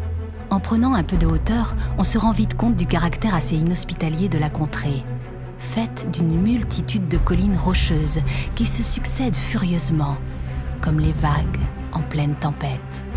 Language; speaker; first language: French; native; French